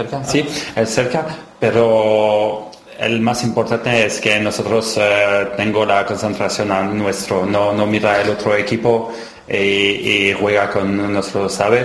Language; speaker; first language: Spanish; non-native, learner; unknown